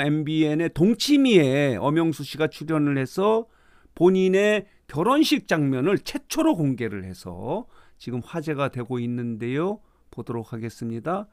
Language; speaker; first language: Korean; native; Korean